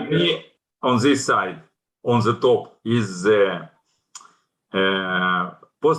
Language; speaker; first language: English; non-native, fluent; Russian